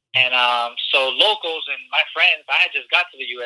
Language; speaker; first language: English; early bilingual, other home language; Spanish